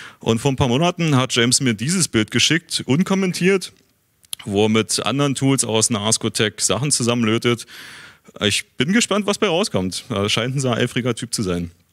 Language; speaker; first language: German; native; German